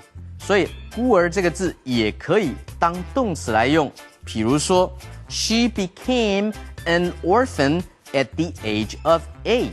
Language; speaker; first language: Chinese; native; Chinese